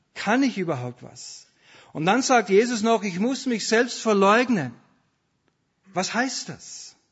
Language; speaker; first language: German; native; German